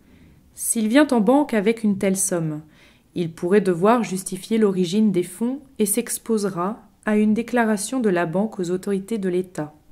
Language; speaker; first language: French; native; French